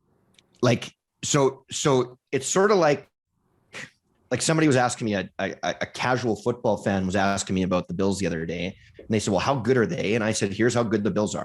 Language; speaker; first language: English; native; English